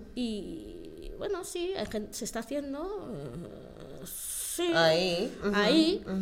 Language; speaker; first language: Spanish; native; Spanish